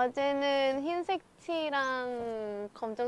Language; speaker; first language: Korean; non-native, fluent; Thai